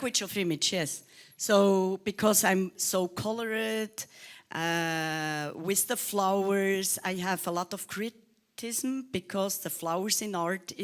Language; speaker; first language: English; non-native, learner; Swiss German